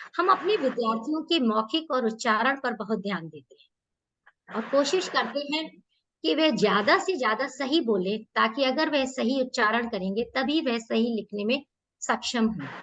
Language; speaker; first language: Hindi; native; Hindi